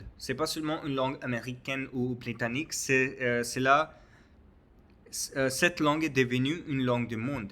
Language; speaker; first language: French; non-native, learner; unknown